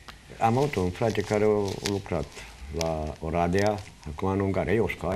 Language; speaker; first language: Romanian; non-native, local second language; Hungarian